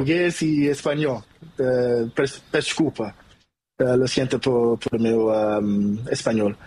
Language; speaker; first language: Spanish; non-native, learner; Portuguese